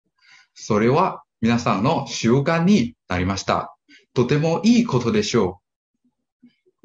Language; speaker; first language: Japanese; non-native, learner; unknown